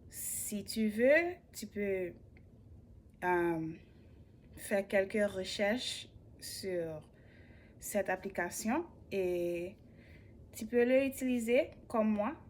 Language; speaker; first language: French; non-native, learner; English